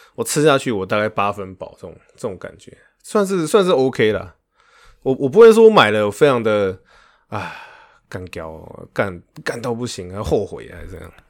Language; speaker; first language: Chinese; native; Chinese